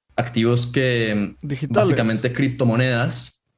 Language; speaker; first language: Spanish; native; Spanish